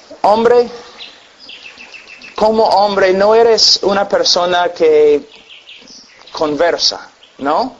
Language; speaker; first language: Spanish; non-native, fluent; English